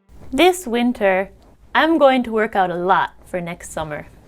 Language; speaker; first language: English; native; English